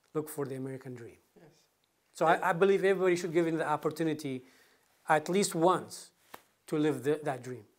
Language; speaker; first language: English; non-native, fluent; Kurdish